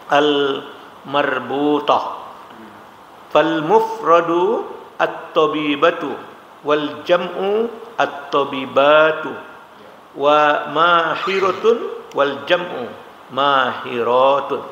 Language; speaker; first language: Arabic; non-native, learner; Indonesian